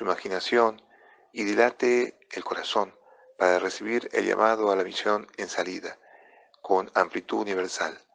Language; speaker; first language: Spanish; non-native, fluent; Italian